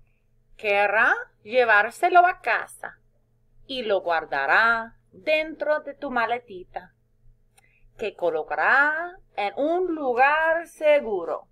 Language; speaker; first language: Spanish; non-native, fluent; English